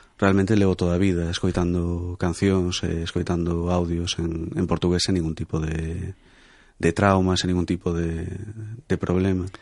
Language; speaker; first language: Galician; native; Galician